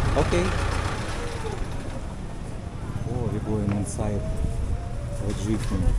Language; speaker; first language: English; non-native, learner; Russian